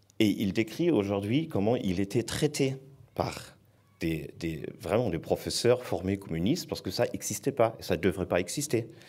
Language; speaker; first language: French; non-native, fluent; German